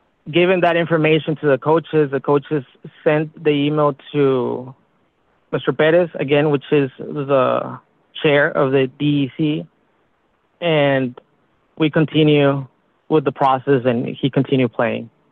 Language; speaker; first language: English; early bilingual, other home language; Spanish